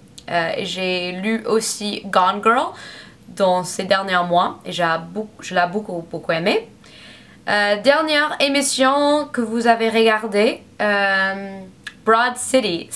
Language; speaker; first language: French; non-native, learner; English